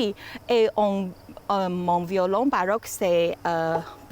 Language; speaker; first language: French; non-native, learner; Chinese